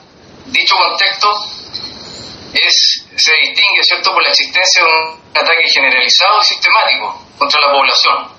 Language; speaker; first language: Spanish; native; Spanish